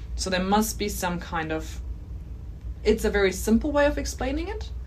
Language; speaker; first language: English; non-native, fluent; German